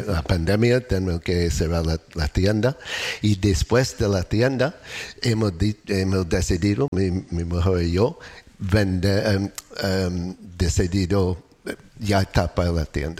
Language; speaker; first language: Spanish; non-native, learner; English